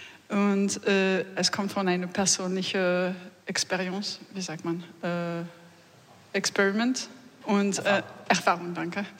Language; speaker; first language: German; non-native, fluent; French